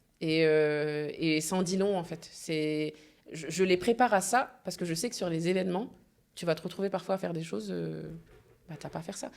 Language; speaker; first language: French; early bilingual, other home language; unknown